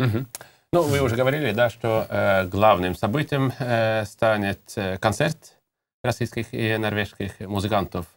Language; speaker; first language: Russian; native; Russian